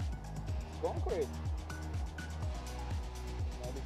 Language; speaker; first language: English; non-native, learner; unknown